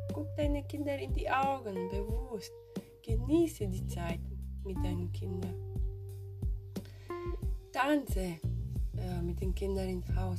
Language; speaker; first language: German; non-native, fluent; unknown